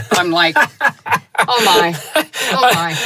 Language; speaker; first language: English; native; English